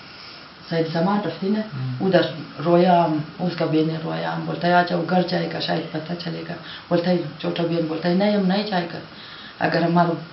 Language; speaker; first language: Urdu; non-native, local second language; Hazaragi